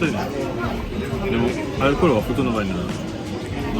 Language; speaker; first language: Japanese; non-native, learner; French